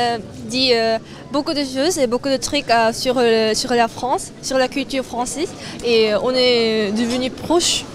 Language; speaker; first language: French; non-native, learner; Korean